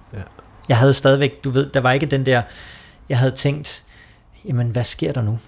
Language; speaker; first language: Danish; native; Danish